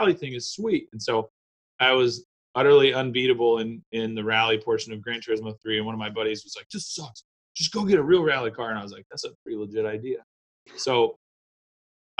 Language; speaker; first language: English; native; English